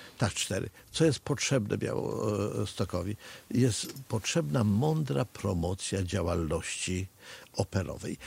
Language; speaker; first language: Polish; native; Polish